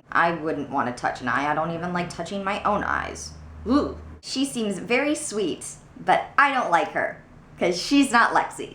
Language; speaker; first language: English; native; English